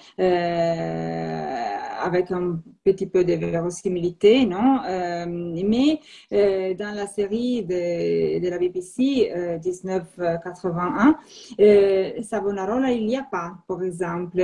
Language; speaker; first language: French; non-native, learner; Italian